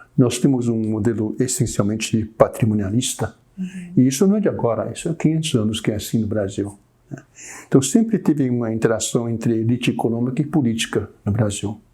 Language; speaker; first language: Portuguese; early bilingual, other home language; Chinese